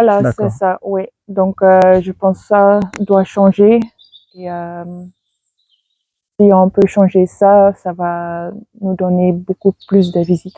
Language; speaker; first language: French; non-native, fluent; Dutch